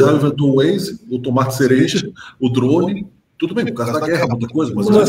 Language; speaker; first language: Portuguese; native; Portuguese